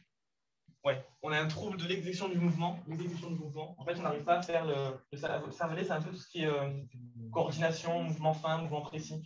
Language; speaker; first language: French; native; French